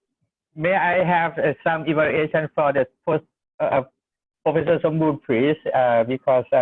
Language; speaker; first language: English; non-native, learner; Thai